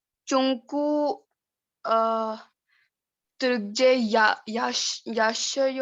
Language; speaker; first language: Turkish; non-native, learner; Urdu